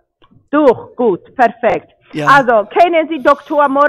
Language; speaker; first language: German; non-native, fluent; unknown